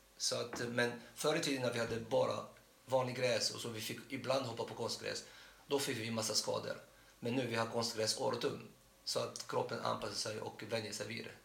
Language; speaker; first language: Swedish; non-native, fluent; Arabic